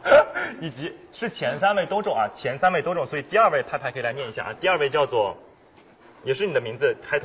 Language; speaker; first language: Chinese; native; Chinese